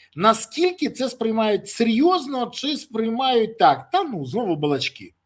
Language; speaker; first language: Ukrainian; native; Ukrainian